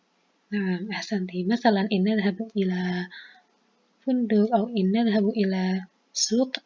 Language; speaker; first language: Arabic; non-native, fluent; Indonesian